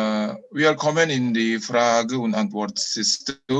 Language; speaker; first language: German; non-native, learner; Indonesian